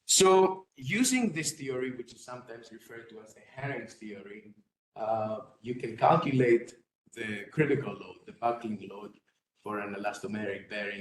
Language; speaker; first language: English; non-native, fluent; Greek